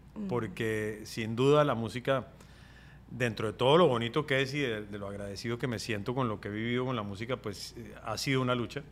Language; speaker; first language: Spanish; native; Spanish